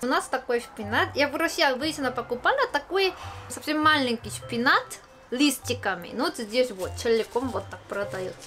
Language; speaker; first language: Russian; non-native, fluent; Korean